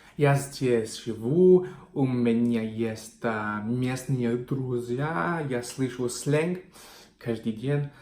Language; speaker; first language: Russian; non-native, fluent; English